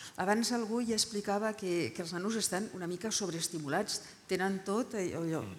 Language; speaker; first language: Catalan; non-native, local second language; Spanish